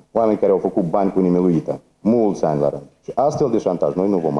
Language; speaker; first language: Romanian; native; Romanian